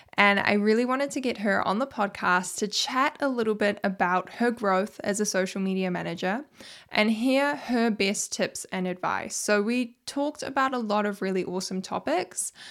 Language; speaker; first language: English; native; English